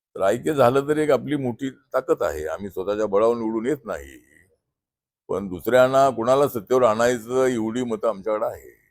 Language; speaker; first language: Marathi; native; Marathi